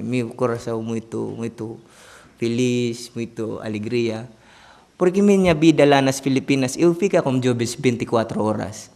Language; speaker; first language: Portuguese; non-native, learner; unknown